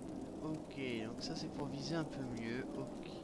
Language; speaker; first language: French; native; French